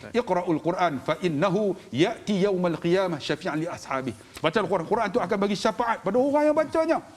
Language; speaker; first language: Malay; native; Malay